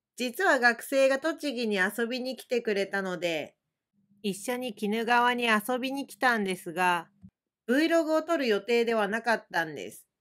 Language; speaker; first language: Japanese; native; Japanese